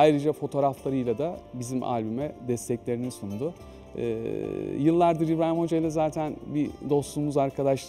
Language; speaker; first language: Turkish; native; Turkish